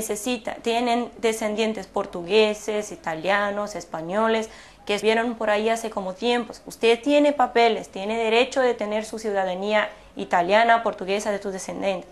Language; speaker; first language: Spanish; non-native, fluent; Portuguese